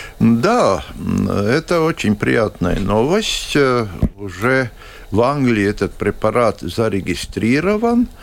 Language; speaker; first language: Russian; non-native, local second language; Latvian